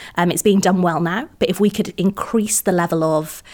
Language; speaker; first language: English; native; English